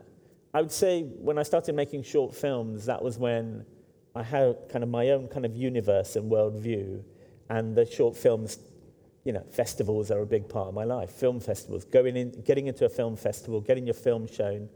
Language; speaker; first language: English; native; English